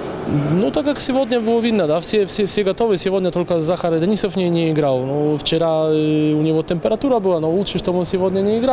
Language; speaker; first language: Russian; non-native, fluent; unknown